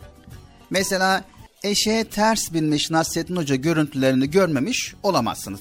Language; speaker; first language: Turkish; native; Turkish